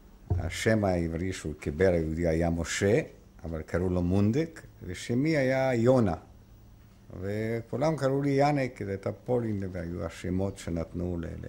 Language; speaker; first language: Hebrew; non-native, fluent; Polish